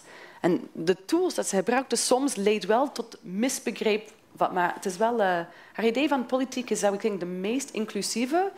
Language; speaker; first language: Dutch; non-native, fluent; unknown